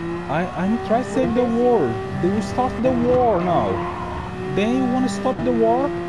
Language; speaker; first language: English; non-native, learner; Portuguese